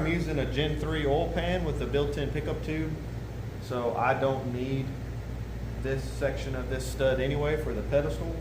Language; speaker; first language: English; native; English